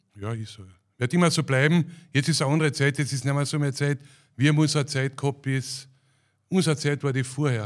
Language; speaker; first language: German; native; German